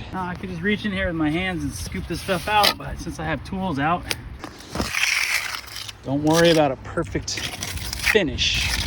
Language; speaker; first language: English; native; English